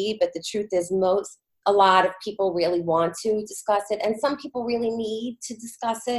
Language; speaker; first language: English; native; English